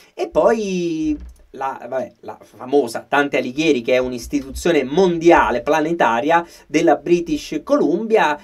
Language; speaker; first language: Italian; native; Italian